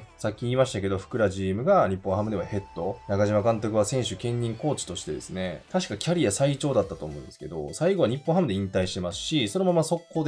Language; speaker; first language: Japanese; native; Japanese